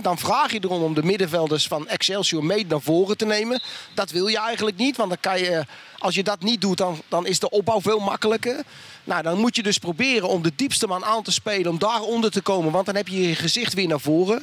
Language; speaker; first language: Dutch; native; Dutch